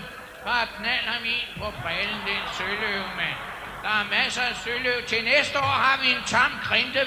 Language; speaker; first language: Danish; native; Danish